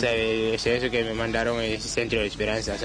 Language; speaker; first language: Spanish; non-native, learner; Wolof